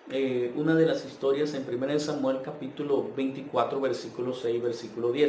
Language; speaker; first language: Spanish; native; Spanish